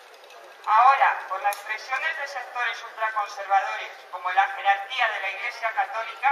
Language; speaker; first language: Spanish; native; Spanish